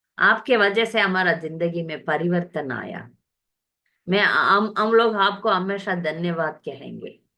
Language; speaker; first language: Hindi; non-native, local second language; Tamil